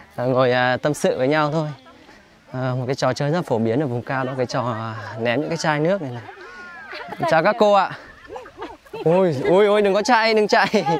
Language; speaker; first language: Vietnamese; native; Vietnamese